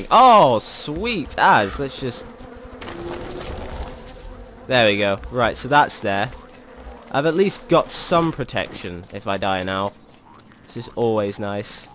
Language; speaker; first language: English; native; English